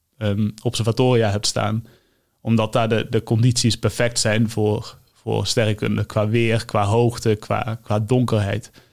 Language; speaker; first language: Dutch; native; Dutch